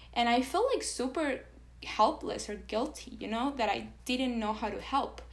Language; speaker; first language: English; non-native, fluent; Spanish